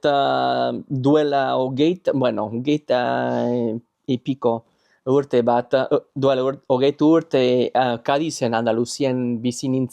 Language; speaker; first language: Basque; non-native, learner; English